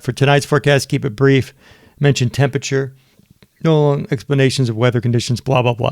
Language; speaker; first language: English; native; English